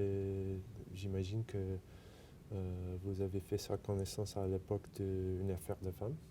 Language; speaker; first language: French; non-native, fluent; English